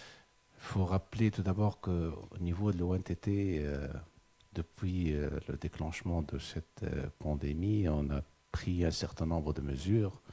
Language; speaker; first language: French; non-native, local second language; Arabic